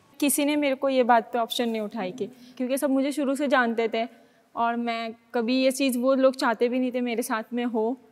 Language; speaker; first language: Hindi; native; Hindi